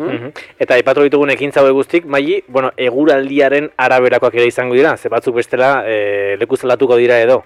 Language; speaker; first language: Basque; native; Basque